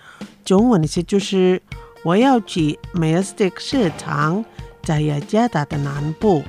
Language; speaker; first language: Chinese; non-native, fluent; Indonesian